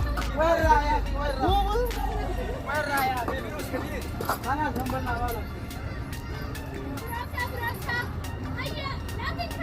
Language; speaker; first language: Arabic; non-native, learner; Oromo